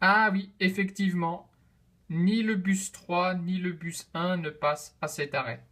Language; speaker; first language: French; native; French